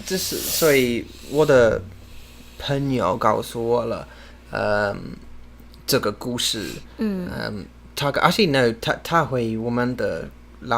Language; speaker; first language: Chinese; non-native, learner; English